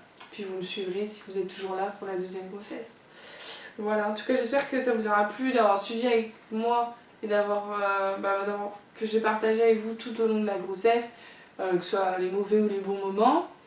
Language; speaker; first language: French; native; French